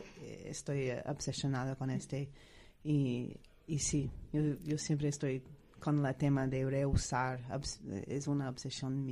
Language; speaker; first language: Spanish; non-native, fluent; English